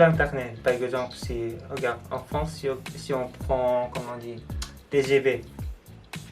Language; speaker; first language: French; non-native, learner; Korean